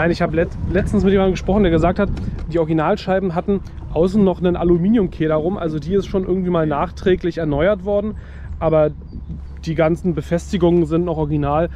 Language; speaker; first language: German; native; German